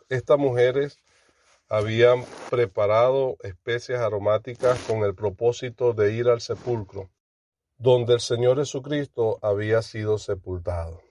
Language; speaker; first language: Spanish; native; Spanish